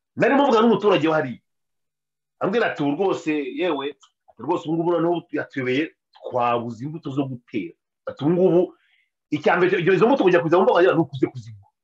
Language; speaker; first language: Kinyarwanda; native; Kinyarwanda